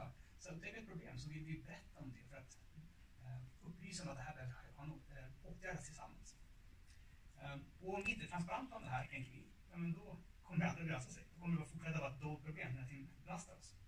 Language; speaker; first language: Swedish; native; Swedish